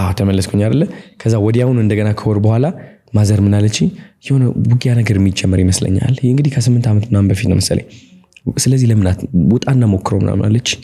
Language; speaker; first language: Amharic; non-native, local second language; Tigrinya